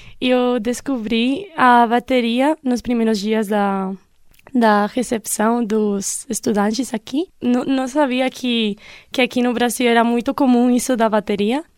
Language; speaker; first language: Portuguese; non-native, fluent; Spanish